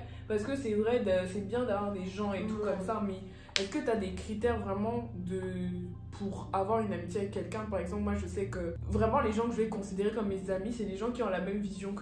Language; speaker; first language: French; native; French